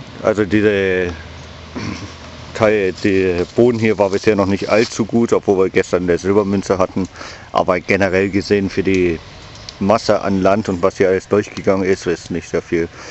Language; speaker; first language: German; native; German